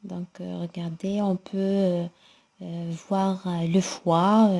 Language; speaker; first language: French; non-native, local second language; Arabic